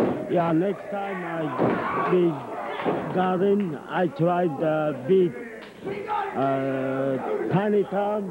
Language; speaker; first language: English; non-native, learner; Japanese